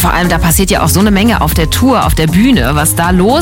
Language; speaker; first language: German; native; German